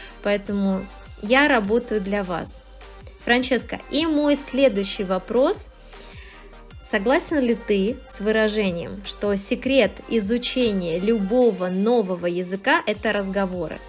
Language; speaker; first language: Russian; native; Russian